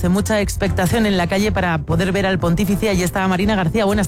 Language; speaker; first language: Spanish; native; Spanish